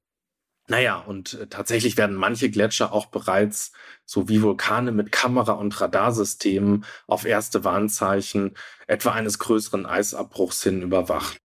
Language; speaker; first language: German; native; German